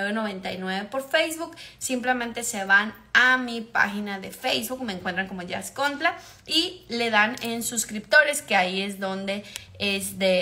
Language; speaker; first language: Spanish; native; Spanish